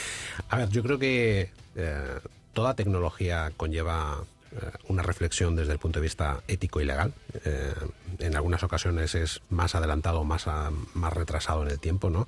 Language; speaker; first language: Spanish; native; Spanish